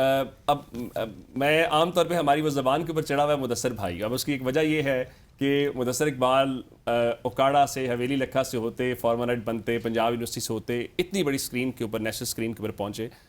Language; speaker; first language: Urdu; native; Urdu